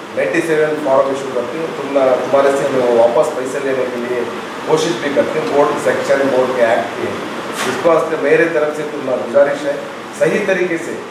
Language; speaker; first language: Hindi; non-native, local second language; Urdu